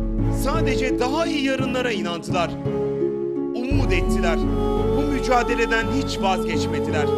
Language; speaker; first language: Turkish; native; Turkish